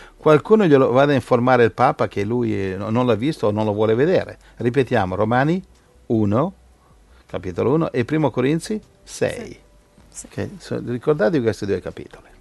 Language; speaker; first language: Italian; native; Italian